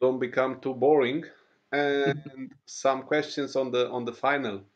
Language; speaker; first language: English; non-native, learner; Romanian